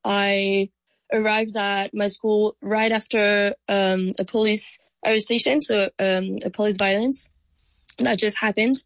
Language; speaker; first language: English; non-native, fluent; French